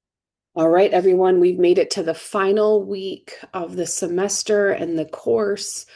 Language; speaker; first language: English; native; English